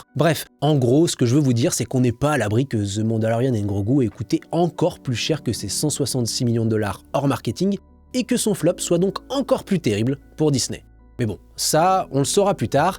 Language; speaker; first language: French; native; French